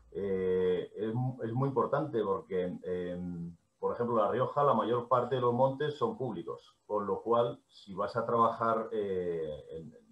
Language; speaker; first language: Spanish; native; Spanish